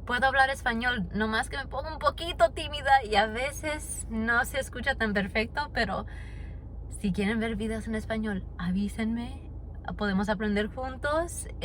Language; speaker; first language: Spanish; early bilingual, heritage; Spanish